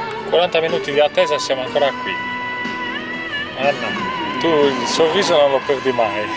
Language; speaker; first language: Italian; native; Italian